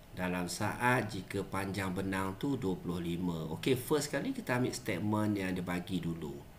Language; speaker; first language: Malay; native; Malay